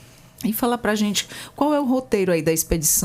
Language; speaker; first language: Portuguese; native; Portuguese